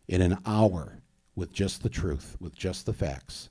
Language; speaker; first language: English; native; English